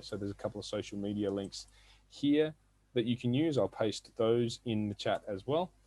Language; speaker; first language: English; native; English